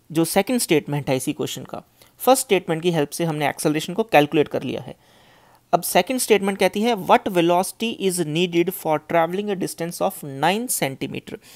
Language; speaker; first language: Hindi; native; Hindi